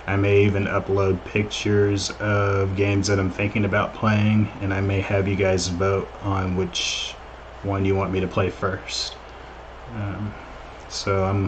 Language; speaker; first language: English; native; English